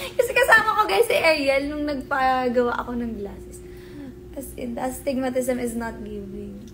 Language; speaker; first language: Filipino; native; Filipino